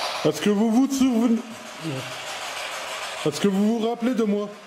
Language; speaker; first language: French; native; French